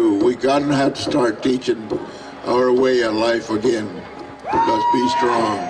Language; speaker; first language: English; native; English